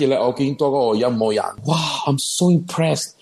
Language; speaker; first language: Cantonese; non-native, learner; Spanish